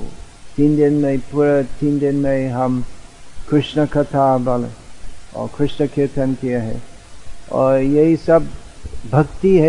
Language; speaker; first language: Hindi; non-native, learner; English